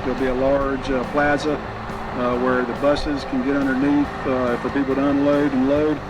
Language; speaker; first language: English; native; English